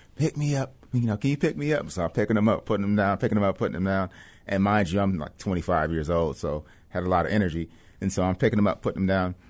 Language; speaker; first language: English; native; English